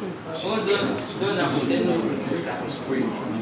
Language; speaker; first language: Portuguese; non-native, local second language; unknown